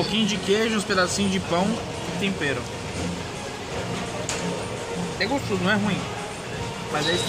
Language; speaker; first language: Portuguese; native; Portuguese